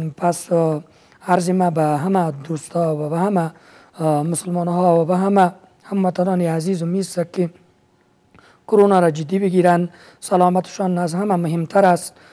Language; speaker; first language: Persian; native; Persian